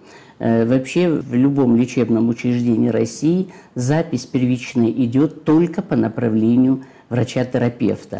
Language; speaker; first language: Russian; native; Russian